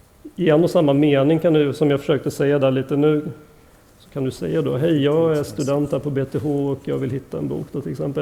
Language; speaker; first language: Swedish; native; Swedish